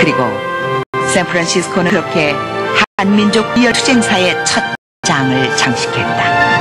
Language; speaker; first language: Korean; native; Korean